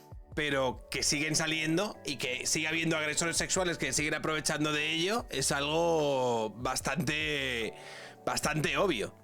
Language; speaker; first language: Spanish; native; Spanish